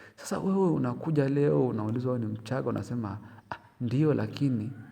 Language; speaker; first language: Swahili; non-native, local second language; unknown